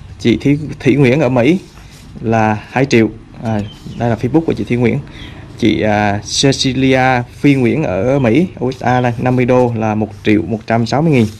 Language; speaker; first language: Vietnamese; native; Vietnamese